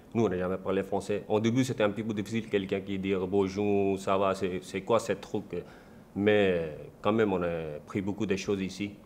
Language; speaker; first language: French; non-native, learner; Urdu